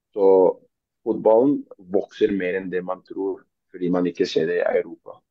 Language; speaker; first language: Norwegian; early bilingual, other home language; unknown